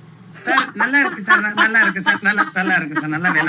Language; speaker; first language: Tamil; non-native, learner; Malayalam